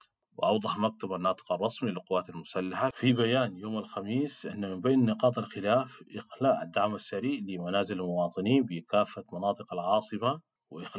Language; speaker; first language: Arabic; native; Arabic